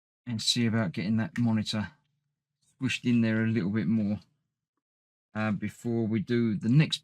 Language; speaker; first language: English; native; English